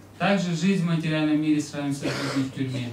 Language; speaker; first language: Russian; native; Russian